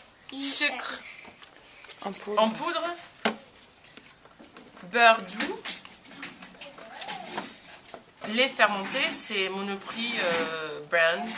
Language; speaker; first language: French; non-native, learner; English